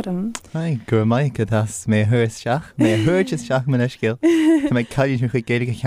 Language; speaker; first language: Irish; non-native, local second language; English